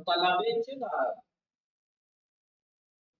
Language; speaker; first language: Persian; non-native, fluent; Urdu